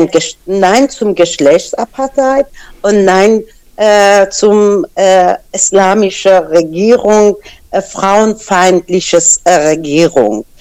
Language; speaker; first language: German; non-native, fluent; Persian